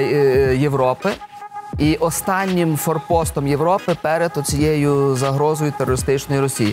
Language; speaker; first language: Ukrainian; native; Ukrainian